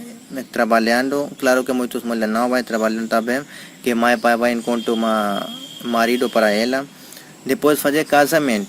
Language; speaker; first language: Portuguese; non-native, learner; Hindi